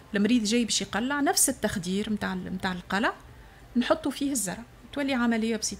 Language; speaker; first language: Arabic; native; Arabic